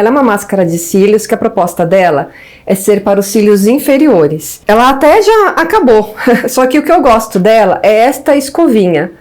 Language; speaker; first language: Portuguese; native; Portuguese